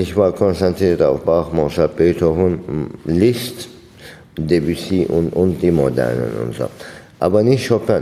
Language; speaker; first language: German; non-native, fluent; Turkish